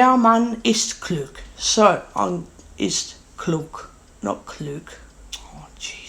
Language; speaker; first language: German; non-native, learner; English